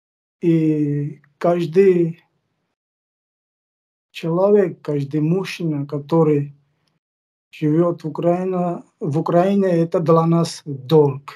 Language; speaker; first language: Russian; non-native, fluent; Georgian